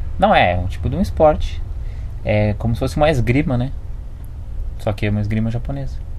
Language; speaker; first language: Portuguese; native; Portuguese